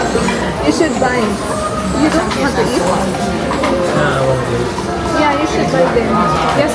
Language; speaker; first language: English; non-native, local second language; Filipino